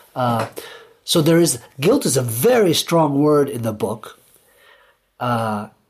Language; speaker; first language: English; early bilingual, other home language; Spanish